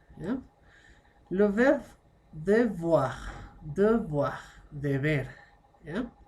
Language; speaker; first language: French; non-native, fluent; Spanish